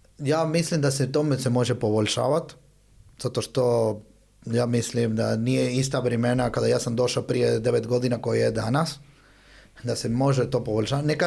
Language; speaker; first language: Bosnian; early bilingual, heritage; Spanish